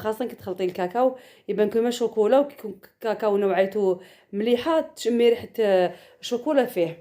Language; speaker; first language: Arabic; native; Arabic